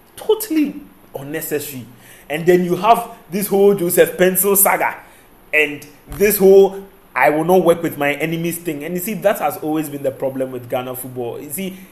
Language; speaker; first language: English; non-native, local second language; Akan